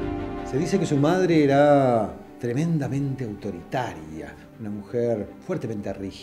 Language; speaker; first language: Spanish; native; Spanish